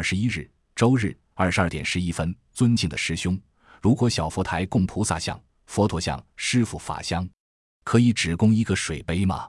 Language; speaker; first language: Chinese; native; Chinese